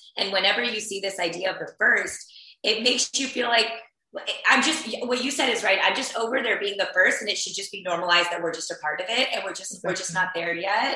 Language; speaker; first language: English; early bilingual, other home language; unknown